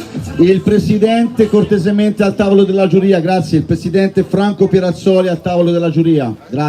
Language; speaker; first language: Italian; native; Italian